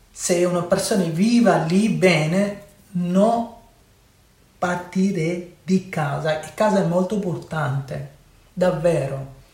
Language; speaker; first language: Italian; non-native, learner; Urdu